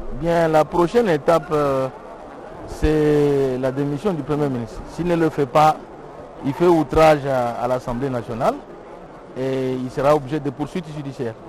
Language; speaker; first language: French; non-native, local second language; Luba-Lulua